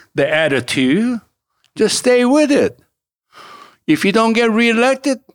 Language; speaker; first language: English; non-native, fluent; Korean